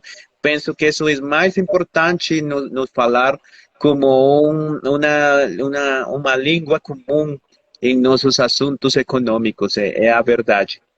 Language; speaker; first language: Portuguese; non-native, fluent; Spanish